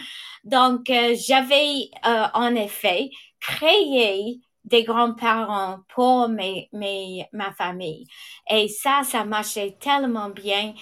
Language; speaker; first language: French; non-native, fluent; English